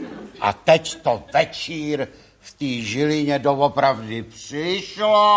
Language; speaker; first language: Czech; native; Czech